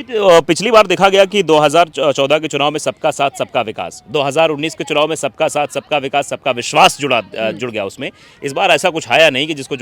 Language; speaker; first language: Hindi; native; Hindi